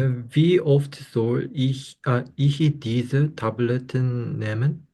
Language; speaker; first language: German; non-native, learner; Korean